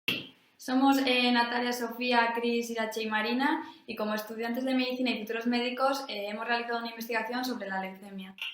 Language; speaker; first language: Spanish; native; Spanish